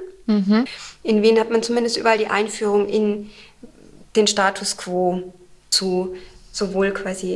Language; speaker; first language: German; native; German